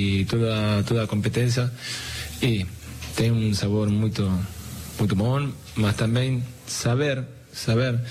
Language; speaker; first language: Portuguese; non-native, learner; Spanish